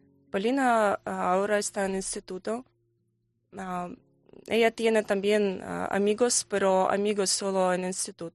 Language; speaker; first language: Spanish; non-native, learner; Ukrainian